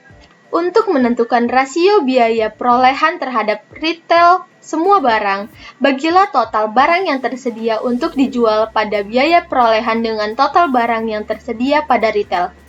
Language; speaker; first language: Indonesian; native; Indonesian